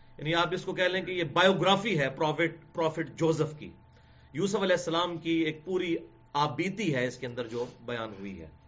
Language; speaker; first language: Urdu; non-native, local second language; Punjabi